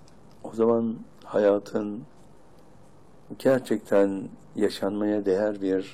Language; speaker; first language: Turkish; native; Turkish